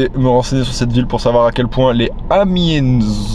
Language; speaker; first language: French; native; French